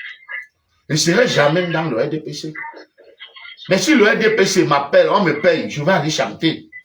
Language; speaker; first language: French; native; French